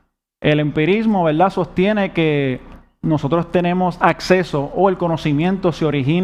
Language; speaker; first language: Spanish; native; Spanish